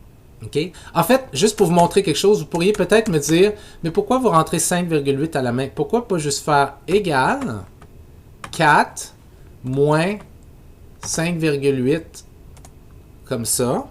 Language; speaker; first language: French; native; French